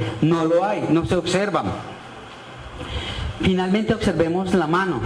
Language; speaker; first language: Spanish; native; Spanish